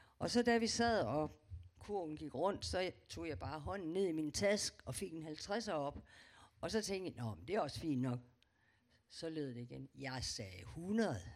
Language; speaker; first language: Danish; native; Danish